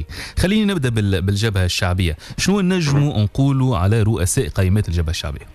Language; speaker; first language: Arabic; native; Arabic